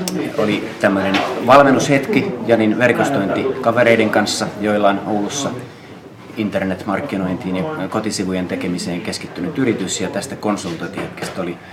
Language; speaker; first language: Finnish; native; Finnish